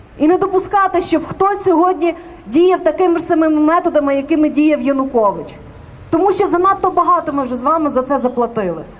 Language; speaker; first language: Ukrainian; native; Ukrainian